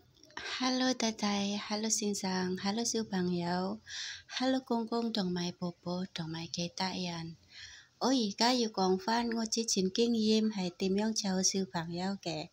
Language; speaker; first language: Cantonese; non-native, fluent; Indonesian